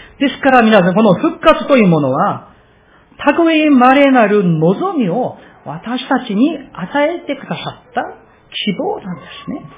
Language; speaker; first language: Japanese; non-native, fluent; Korean